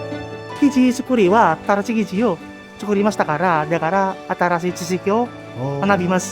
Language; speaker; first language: Japanese; non-native, learner; Indonesian